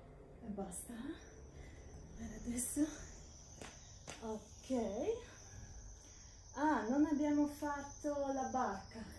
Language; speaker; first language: Italian; non-native, learner; Russian